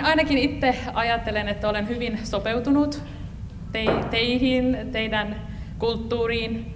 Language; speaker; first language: Finnish; non-native, fluent; Persian